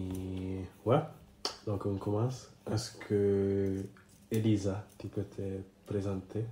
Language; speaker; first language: French; non-native, learner; English